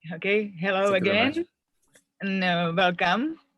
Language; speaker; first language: English; non-native, fluent; Czech